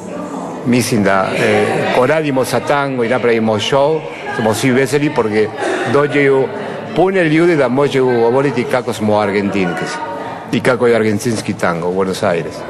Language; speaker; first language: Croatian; early bilingual, heritage; Spanish